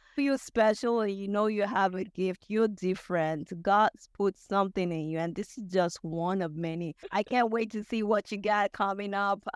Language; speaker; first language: English; non-native, local second language; Yoruba